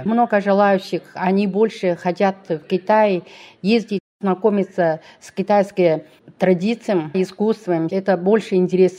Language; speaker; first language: Russian; non-native, learner; Chinese